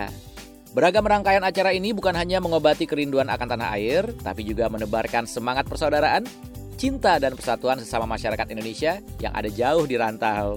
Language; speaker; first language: Indonesian; native; Indonesian